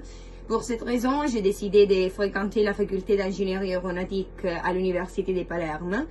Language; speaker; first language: French; non-native, fluent; Italian